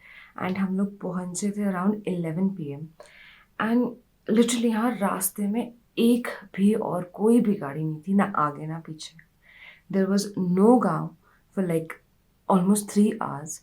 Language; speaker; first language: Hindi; native; Hindi